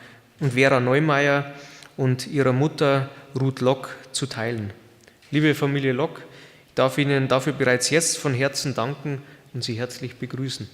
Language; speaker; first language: German; native; German